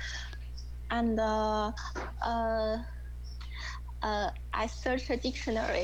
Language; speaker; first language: English; non-native, learner; Chinese